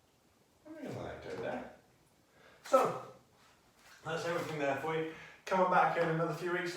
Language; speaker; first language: English; native; English